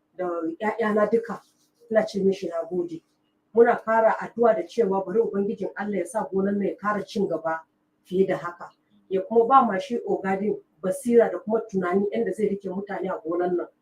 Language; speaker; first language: Hausa; non-native, local second language; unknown